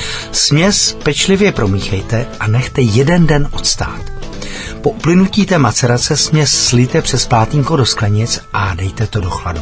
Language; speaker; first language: Czech; native; Czech